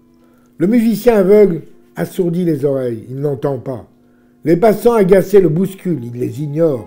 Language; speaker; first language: French; native; French